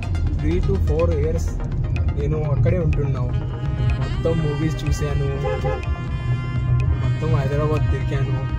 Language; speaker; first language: Telugu; non-native, local second language; Kannada